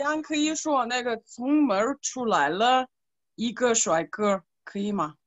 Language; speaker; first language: Chinese; non-native, fluent; Russian